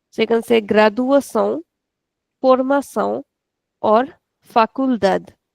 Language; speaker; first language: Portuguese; non-native, fluent; Hindi